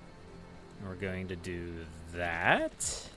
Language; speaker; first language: English; native; English